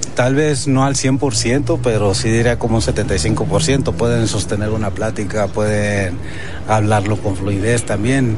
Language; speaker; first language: Spanish; early bilingual, heritage; Spanish